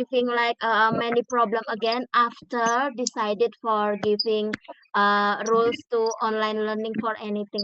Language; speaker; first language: English; non-native, learner; Indonesian